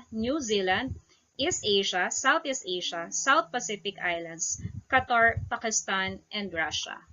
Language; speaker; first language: English; non-native, local second language; Filipino